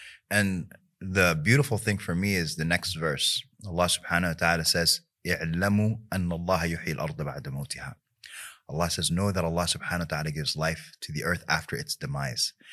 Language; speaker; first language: English; native; English